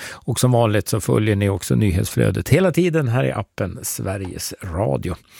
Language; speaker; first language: Swedish; native; Swedish